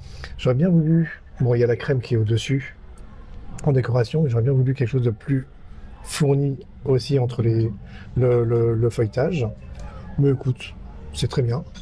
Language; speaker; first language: French; native; French